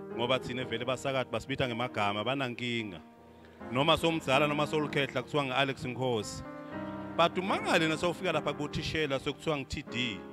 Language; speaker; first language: Zulu; non-native, local second language; Swati